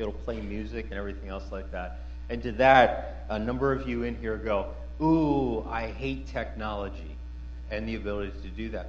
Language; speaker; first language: English; native; English